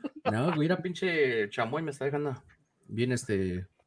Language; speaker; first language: Spanish; early bilingual, other home language; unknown